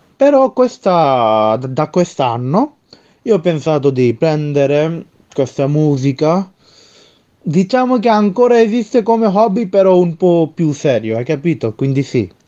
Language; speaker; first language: Italian; non-native, learner; Bangla